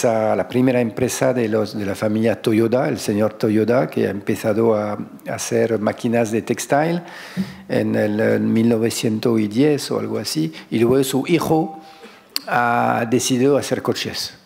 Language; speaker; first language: Spanish; non-native, fluent; French